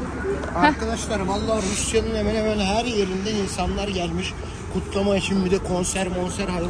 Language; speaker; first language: Turkish; native; Turkish